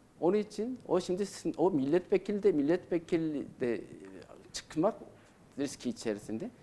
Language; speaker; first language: Turkish; non-native, learner; Korean